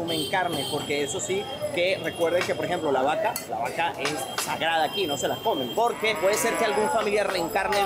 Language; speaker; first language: Spanish; native; Spanish